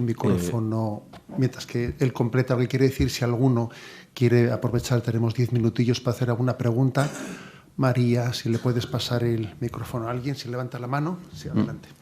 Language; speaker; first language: Spanish; native; Spanish